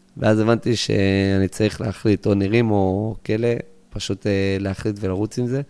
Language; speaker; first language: Hebrew; early bilingual, other home language; English